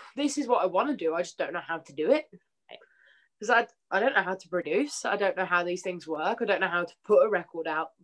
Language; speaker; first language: English; native; English